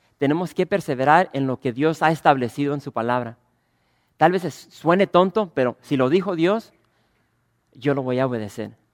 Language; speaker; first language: Spanish; early bilingual, other home language; English